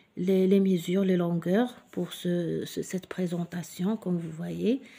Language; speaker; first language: French; non-native, local second language; Arabic